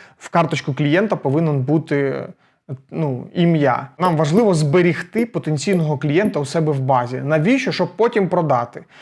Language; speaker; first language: Ukrainian; native; Ukrainian